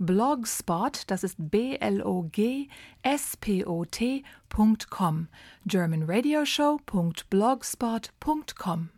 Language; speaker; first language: German; native; German